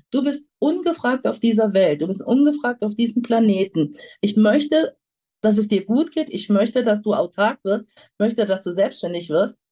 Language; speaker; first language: German; native; German